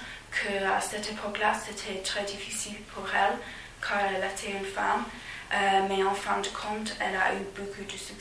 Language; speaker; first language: French; non-native, fluent; English